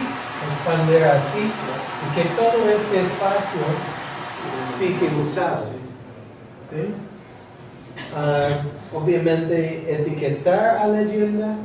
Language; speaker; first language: Portuguese; non-native, fluent; English